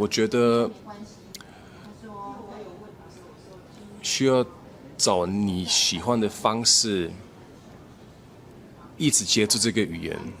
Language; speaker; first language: Chinese; non-native, fluent; German